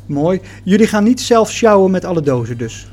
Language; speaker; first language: Dutch; native; Dutch